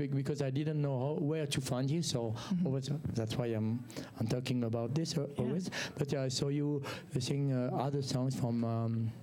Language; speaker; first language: English; non-native, learner; French